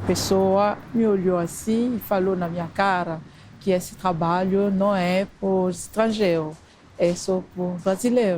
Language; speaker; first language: Portuguese; non-native, fluent; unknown